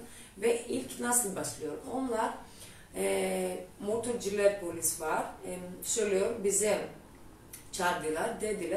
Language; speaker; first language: Turkish; non-native, learner; Greek